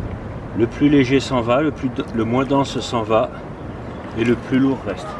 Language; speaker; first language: French; native; French